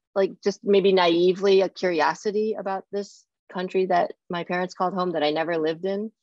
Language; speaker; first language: English; native; English